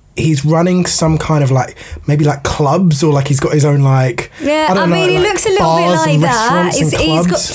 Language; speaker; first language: English; native; English